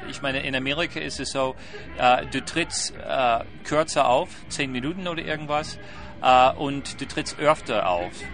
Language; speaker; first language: German; non-native, fluent; English